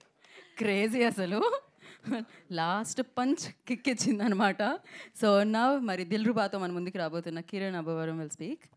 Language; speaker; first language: Telugu; native; Telugu